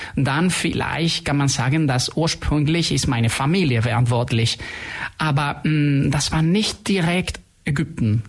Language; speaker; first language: German; non-native, fluent; Spanish